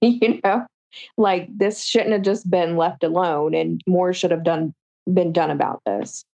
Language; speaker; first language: English; native; English